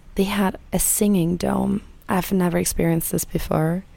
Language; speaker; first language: English; non-native, fluent; German